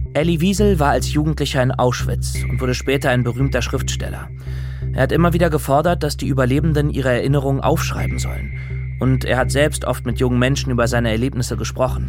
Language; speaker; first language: German; native; German